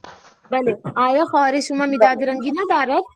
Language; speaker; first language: Persian; non-native, learner; Urdu